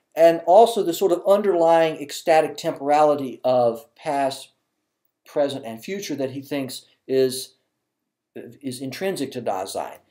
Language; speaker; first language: English; native; English